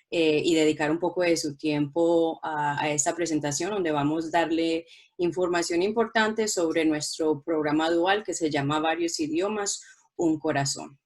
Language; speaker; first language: Spanish; non-native, local second language; English